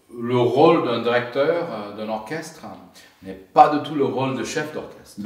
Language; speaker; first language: French; non-native, fluent; English